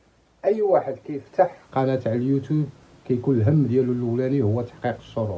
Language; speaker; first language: Arabic; native; Arabic